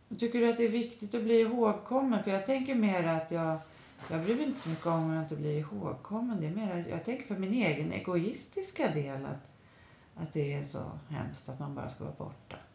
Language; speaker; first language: Swedish; native; Swedish